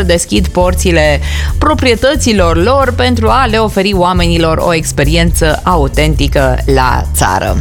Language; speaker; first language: Romanian; native; Romanian